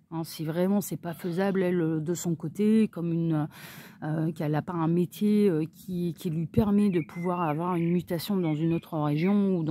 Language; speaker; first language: French; native; French